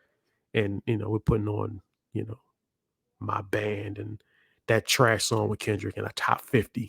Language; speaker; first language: English; native; English